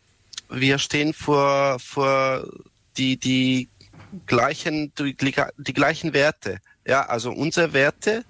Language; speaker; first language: German; non-native, learner; Serbian